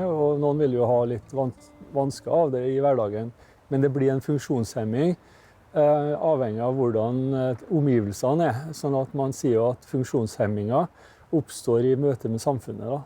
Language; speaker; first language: Norwegian; native; Norwegian